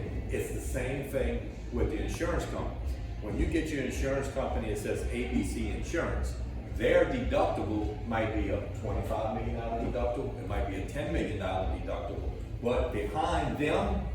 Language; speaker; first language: English; native; English